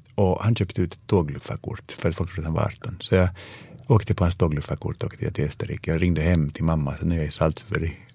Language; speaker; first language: Swedish; native; Swedish